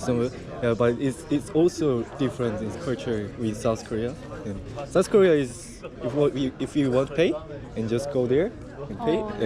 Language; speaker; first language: English; non-native, learner; Korean